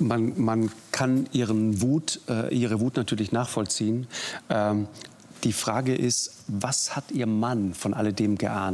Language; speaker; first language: German; native; German